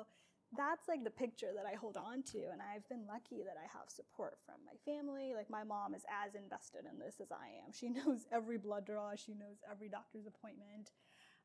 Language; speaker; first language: English; non-native, local second language; Urdu